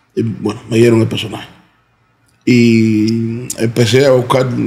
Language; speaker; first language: Spanish; native; Spanish